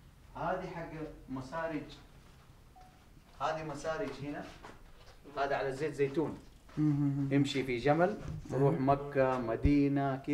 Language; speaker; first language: Arabic; non-native, learner; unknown